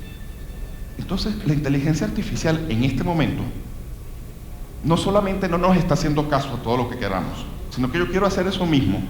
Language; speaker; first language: Spanish; native; Spanish